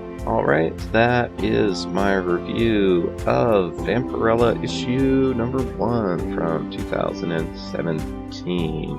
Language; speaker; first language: English; native; English